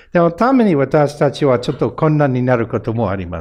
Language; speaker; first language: Japanese; non-native, fluent; English